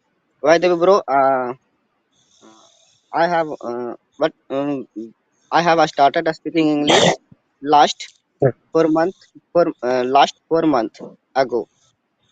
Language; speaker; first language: English; non-native, learner; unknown